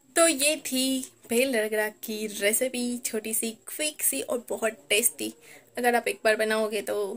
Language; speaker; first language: Hindi; non-native, local second language; Gujarati